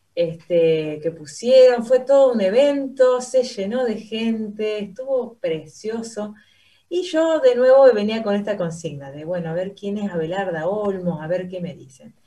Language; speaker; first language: Spanish; native; Spanish